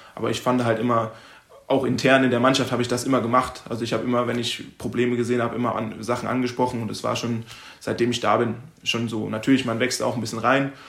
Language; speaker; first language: German; native; German